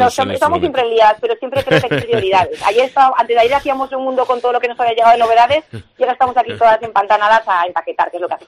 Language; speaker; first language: Spanish; native; Spanish